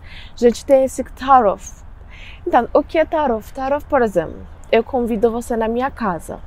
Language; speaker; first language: Portuguese; non-native, learner; Persian